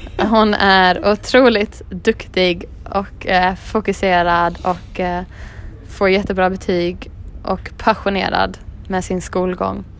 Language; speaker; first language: Swedish; native; Swedish